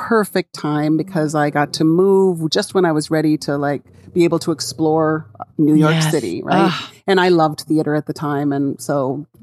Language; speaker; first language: English; native; English